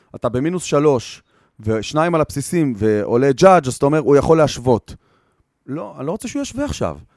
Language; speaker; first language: Hebrew; native; Hebrew